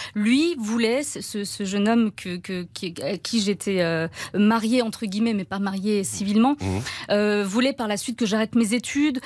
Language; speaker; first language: French; early bilingual, other home language; Turkish